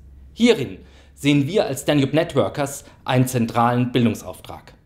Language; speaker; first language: German; native; German